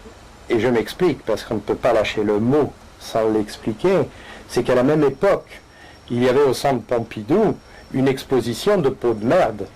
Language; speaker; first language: French; native; French